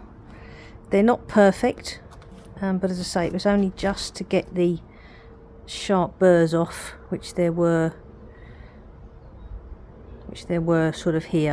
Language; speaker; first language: English; native; English